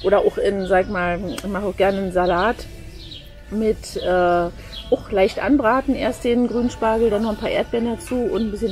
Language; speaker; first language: German; native; German